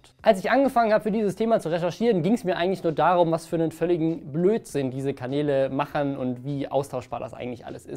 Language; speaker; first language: German; native; German